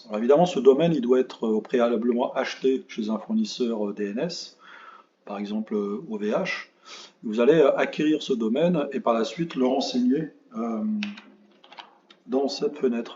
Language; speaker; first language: French; native; French